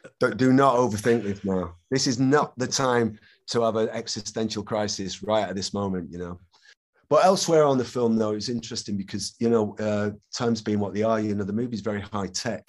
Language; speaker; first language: English; native; English